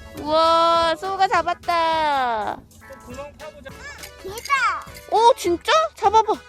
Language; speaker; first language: Korean; native; Korean